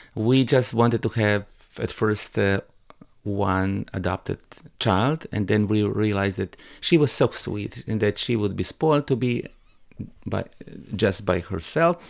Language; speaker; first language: English; non-native, fluent; Croatian